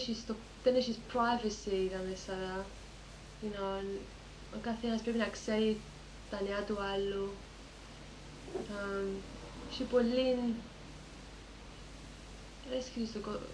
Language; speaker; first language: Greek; early bilingual, heritage; Greek